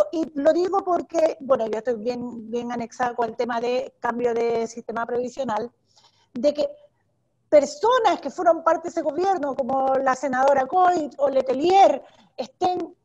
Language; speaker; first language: Spanish; native; Spanish